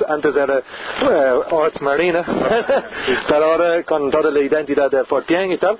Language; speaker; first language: Spanish; non-native, learner; English